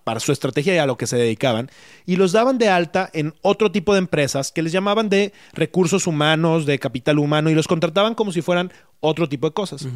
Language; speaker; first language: Spanish; native; Spanish